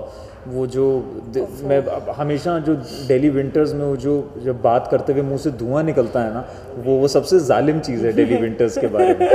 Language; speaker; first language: Hindi; native; Hindi